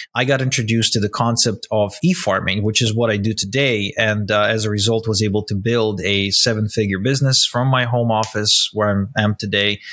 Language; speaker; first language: English; non-native, fluent; Russian